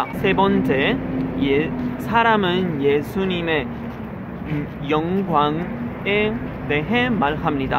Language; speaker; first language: Korean; non-native, learner; Spanish